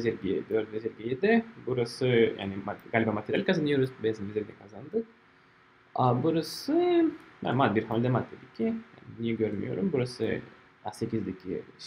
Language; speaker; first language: Turkish; non-native, fluent; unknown